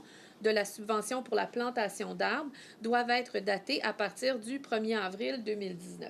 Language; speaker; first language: French; native; French